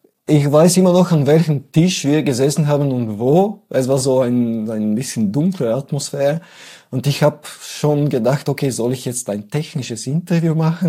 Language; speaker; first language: German; non-native, fluent; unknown